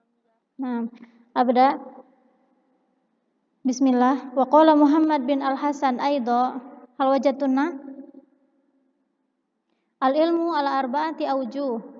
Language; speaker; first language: Arabic; non-native, fluent; Indonesian